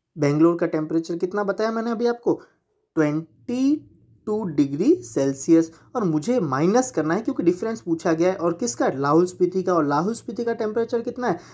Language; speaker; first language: Hindi; non-native, local second language; Gujarati